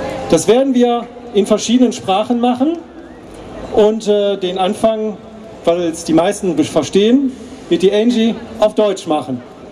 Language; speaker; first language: German; native; German